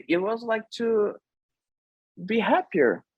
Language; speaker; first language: English; non-native, fluent; Portuguese